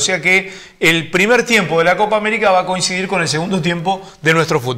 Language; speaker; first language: Spanish; native; Spanish